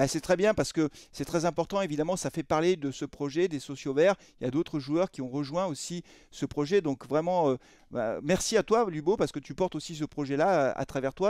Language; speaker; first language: French; native; French